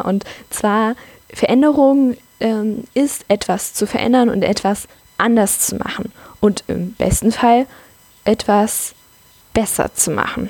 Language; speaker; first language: German; native; German